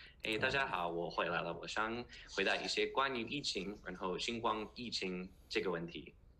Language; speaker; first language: Chinese; non-native, fluent; English